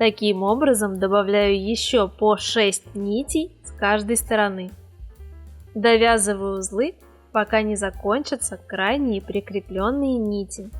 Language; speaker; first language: Russian; native; Russian